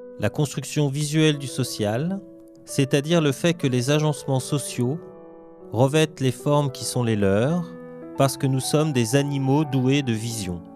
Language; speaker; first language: French; native; French